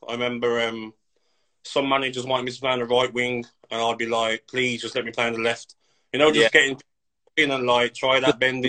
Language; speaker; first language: English; native; English